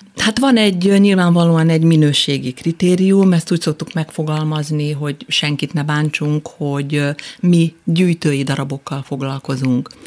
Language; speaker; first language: Hungarian; native; Hungarian